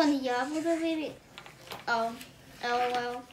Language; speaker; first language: Russian; early bilingual, heritage; Russian